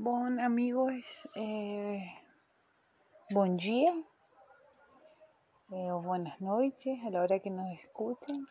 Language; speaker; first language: Portuguese; non-native, fluent; Spanish